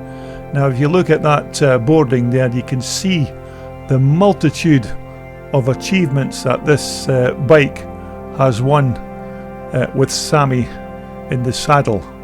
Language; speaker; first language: English; native; English